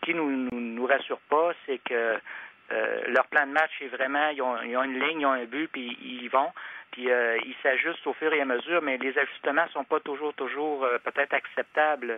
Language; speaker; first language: French; native; French